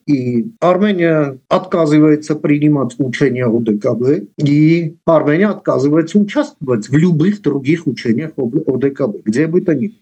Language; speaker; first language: Russian; non-native, local second language; Armenian